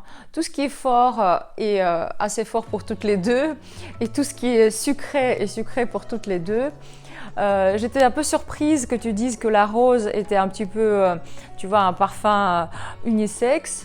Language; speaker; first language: French; non-native, fluent; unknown